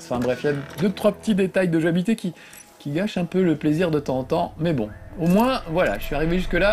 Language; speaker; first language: French; native; French